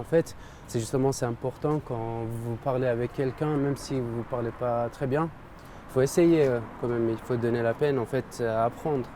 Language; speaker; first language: French; non-native, fluent; Persian